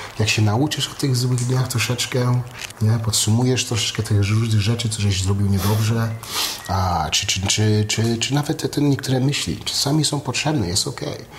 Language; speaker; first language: Polish; early bilingual, heritage; Polish